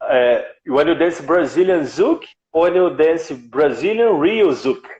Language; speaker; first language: English; non-native, learner; Portuguese